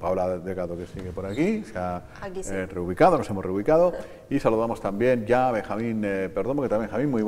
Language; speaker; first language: Spanish; native; Spanish